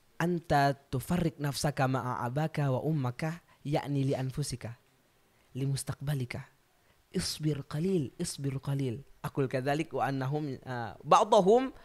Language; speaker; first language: Arabic; non-native, learner; Indonesian